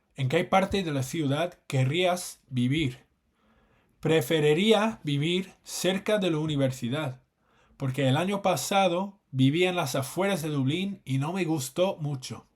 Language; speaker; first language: Spanish; non-native, fluent; English